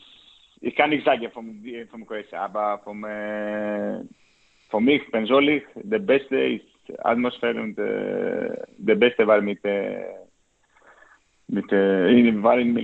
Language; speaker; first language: German; non-native, learner; Greek